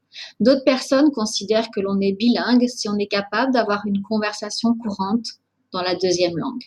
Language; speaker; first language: French; native; French